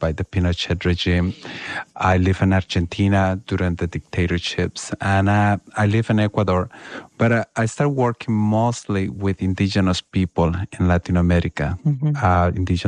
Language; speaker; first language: English; non-native, fluent; Spanish